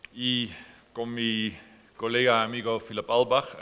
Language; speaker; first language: Spanish; non-native, fluent; Dutch